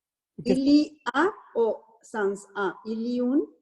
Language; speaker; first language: French; non-native, learner; Spanish